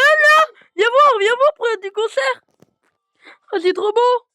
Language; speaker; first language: French; native; French